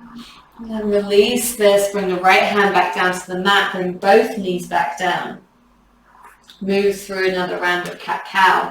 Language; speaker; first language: English; native; English